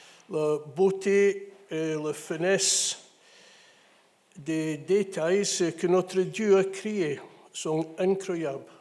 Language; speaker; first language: French; non-native, fluent; English